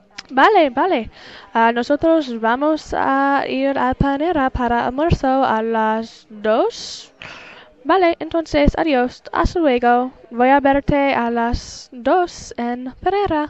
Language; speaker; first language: Spanish; non-native, learner; English